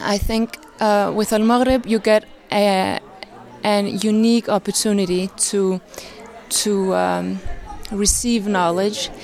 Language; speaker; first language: English; non-native, fluent; Arabic